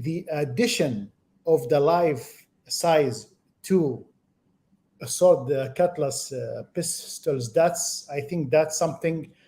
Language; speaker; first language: English; non-native, fluent; Arabic